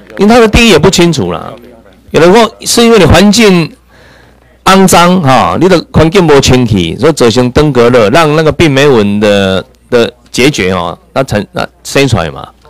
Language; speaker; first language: Chinese; native; Chinese